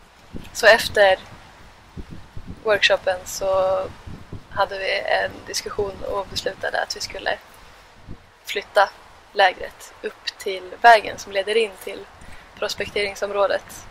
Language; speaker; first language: Swedish; native; Swedish